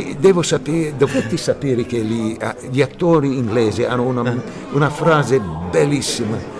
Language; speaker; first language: Italian; early bilingual, heritage; English